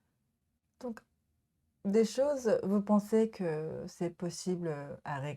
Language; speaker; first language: French; non-native, learner; Japanese